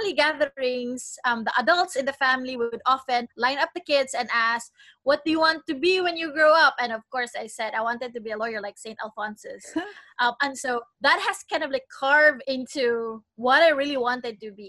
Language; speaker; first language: English; non-native, local second language; Cebuano